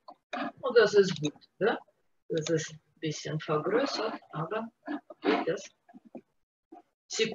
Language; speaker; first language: German; non-native, fluent; Russian